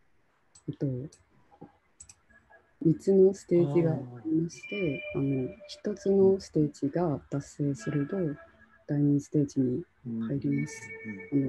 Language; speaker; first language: Japanese; non-native, local second language; Chinese